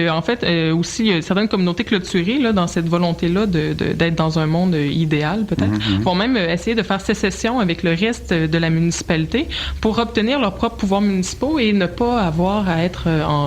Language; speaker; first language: French; native; French